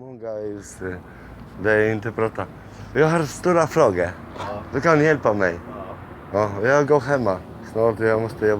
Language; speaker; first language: Swedish; non-native, learner; Polish